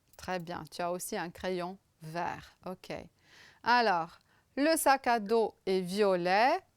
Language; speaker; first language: French; non-native, fluent; Romanian